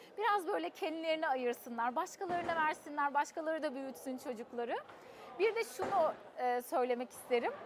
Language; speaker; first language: Turkish; early bilingual, heritage; Turkish